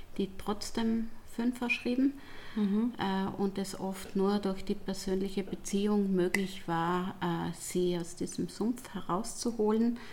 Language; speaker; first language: German; native; German